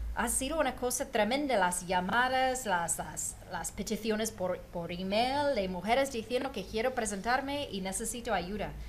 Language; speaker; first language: Spanish; non-native, fluent; English